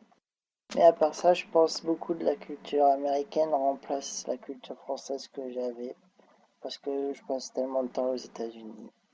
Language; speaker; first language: French; early bilingual, heritage; French